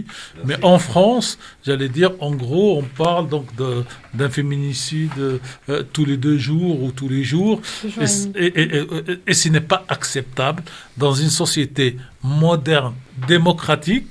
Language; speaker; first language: French; native; French